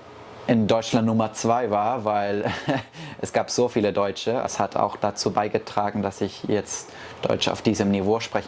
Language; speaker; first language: German; early bilingual, heritage; Spanish